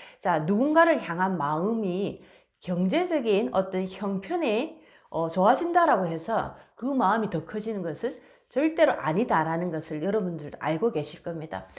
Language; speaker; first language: Korean; native; Korean